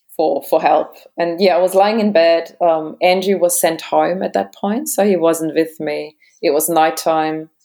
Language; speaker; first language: English; non-native, fluent; German